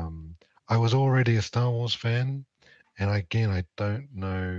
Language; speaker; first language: English; native; English